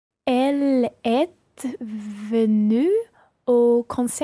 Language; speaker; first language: French; non-native, learner; English